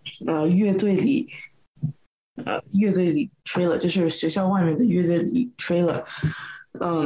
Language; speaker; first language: Chinese; early bilingual, heritage; Chinese